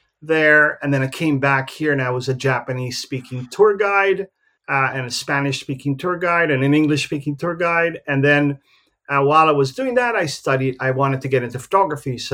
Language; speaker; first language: English; native; English